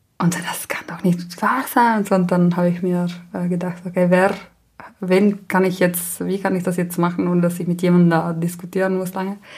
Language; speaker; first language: German; non-native, local second language; Ladin